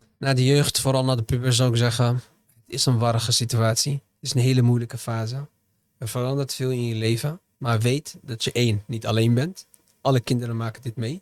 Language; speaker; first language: Dutch; early bilingual, other home language; Arabic